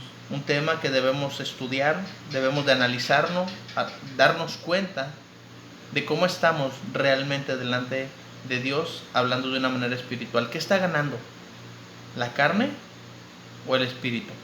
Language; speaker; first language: Spanish; native; Spanish